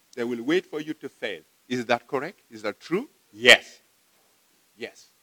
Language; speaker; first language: English; non-native, fluent; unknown